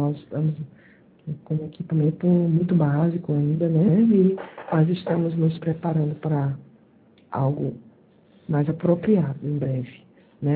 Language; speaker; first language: Portuguese; native; Portuguese